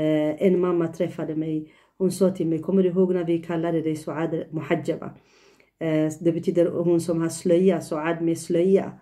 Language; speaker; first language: Swedish; non-native, fluent; Tigrinya